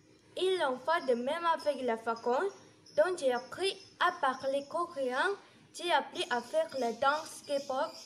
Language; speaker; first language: French; non-native, learner; Indonesian